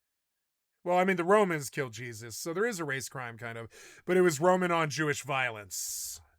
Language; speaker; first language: English; native; English